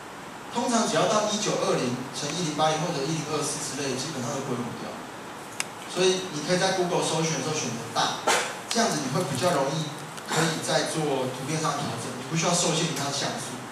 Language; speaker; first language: Chinese; native; Chinese